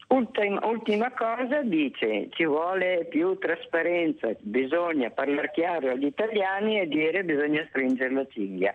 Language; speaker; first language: Italian; native; Italian